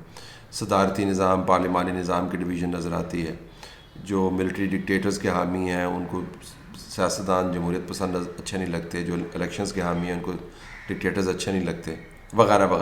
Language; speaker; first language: Urdu; native; Urdu